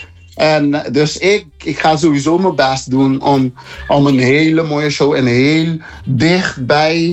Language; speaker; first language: Dutch; non-native, local second language; Papiamento